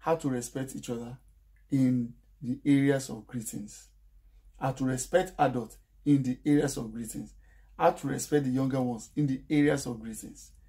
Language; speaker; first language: English; non-native, local second language; Yoruba